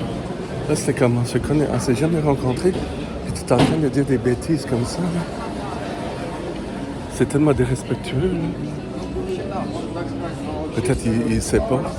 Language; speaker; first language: French; native; French